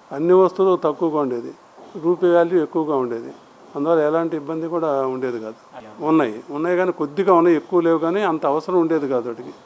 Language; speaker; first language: Telugu; native; Telugu